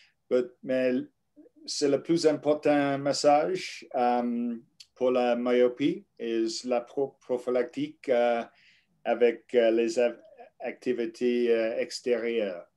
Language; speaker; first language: French; non-native, learner; English